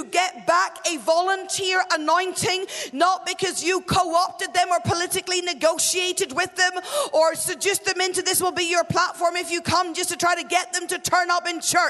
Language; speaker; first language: English; native; English